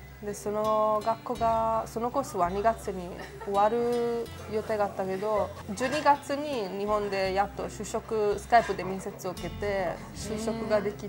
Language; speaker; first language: Japanese; non-native, fluent; Italian